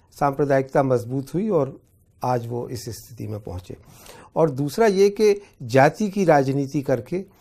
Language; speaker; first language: Hindi; native; Hindi